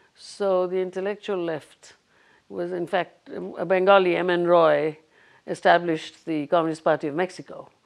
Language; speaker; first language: English; non-native, local second language; Bangla